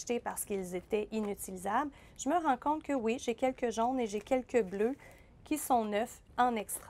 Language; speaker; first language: French; native; French